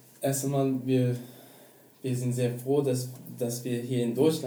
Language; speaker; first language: German; non-native, learner; Persian